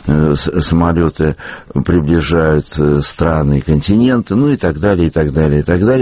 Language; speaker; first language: Russian; native; Russian